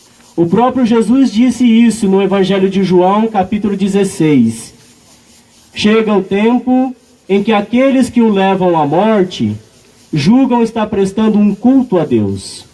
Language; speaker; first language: Portuguese; native; Portuguese